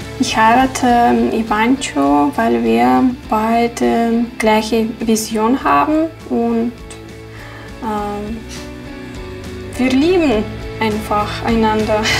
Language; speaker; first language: German; non-native, learner; Russian